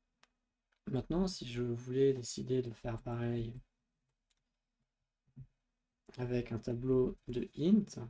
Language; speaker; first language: French; native; French